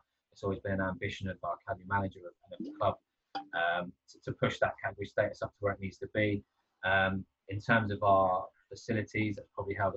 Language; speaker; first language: English; native; English